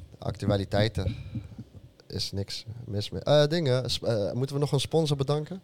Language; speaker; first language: Dutch; early bilingual, other home language; Arabic